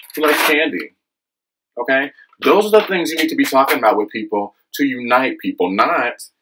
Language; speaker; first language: English; native; English